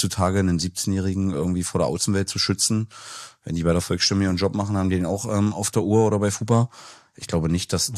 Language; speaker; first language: German; native; German